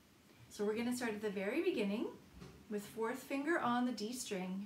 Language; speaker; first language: English; native; English